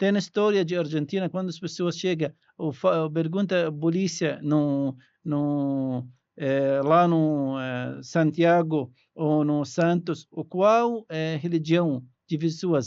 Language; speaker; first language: Portuguese; non-native, learner; Arabic